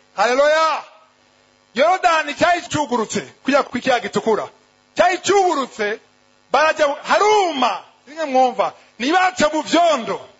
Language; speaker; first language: Rundi; native; Rundi